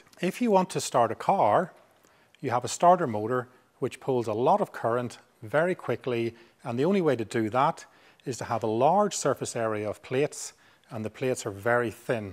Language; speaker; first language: English; native; English